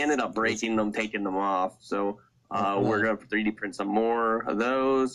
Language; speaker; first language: English; native; English